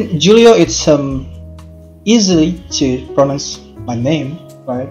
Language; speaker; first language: English; non-native, learner; Indonesian